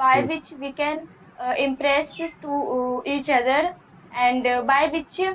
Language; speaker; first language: English; non-native, learner; Hindi